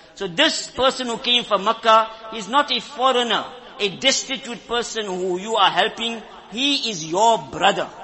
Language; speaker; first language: English; native; English